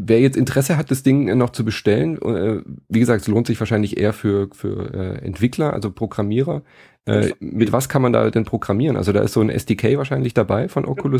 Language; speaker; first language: German; native; German